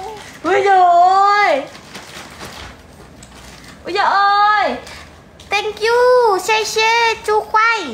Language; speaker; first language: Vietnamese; non-native, learner; Indonesian